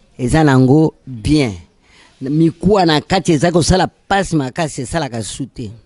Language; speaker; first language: Lingala; native; Lingala